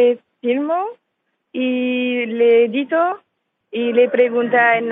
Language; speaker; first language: Spanish; non-native, learner; French